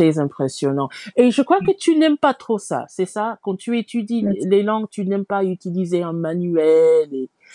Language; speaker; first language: French; non-native, fluent; English